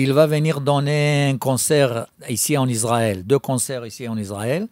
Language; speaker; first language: French; non-native, fluent; Hebrew